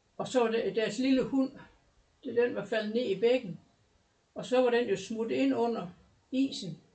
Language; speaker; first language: Danish; native; Danish